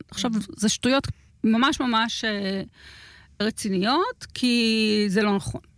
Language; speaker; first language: Hebrew; native; Hebrew